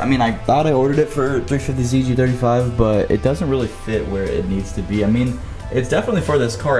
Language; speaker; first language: English; native; English